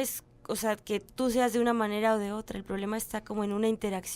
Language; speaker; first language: Spanish; native; Spanish